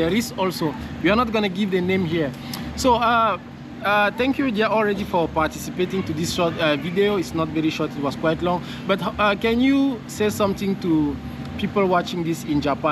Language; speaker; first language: English; non-native, learner; French